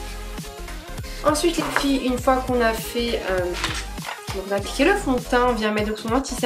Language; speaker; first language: French; native; French